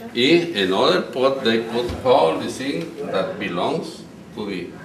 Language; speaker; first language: English; non-native, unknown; Spanish